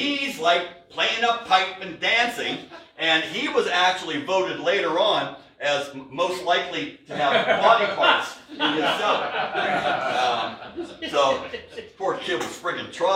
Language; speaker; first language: English; native; English